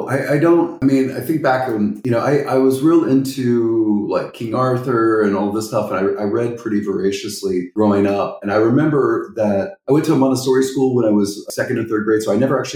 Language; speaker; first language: English; native; English